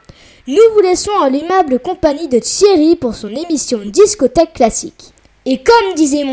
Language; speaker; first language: French; native; French